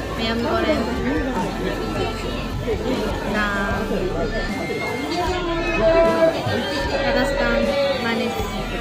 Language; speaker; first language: Indonesian; non-native, learner; Japanese